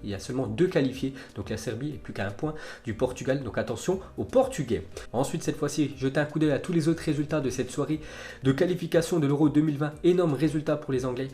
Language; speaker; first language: French; native; French